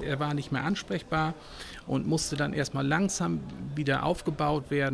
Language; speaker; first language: German; native; German